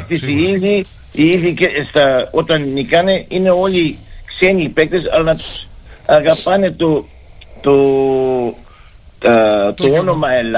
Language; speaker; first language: Greek; early bilingual, heritage; Greek